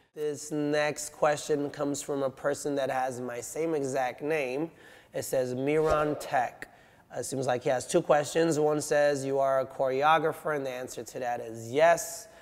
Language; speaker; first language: English; native; English